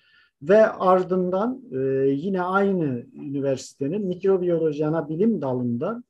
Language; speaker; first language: Turkish; native; Turkish